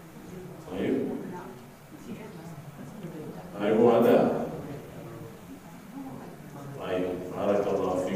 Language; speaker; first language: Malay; non-native, fluent; Arabic